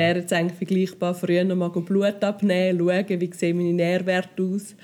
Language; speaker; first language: German; native; German